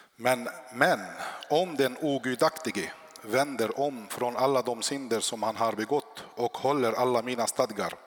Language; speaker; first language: Swedish; non-native, fluent; Arabic